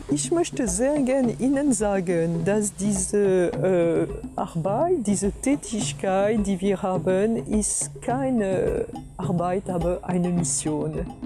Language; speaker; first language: German; non-native, fluent; French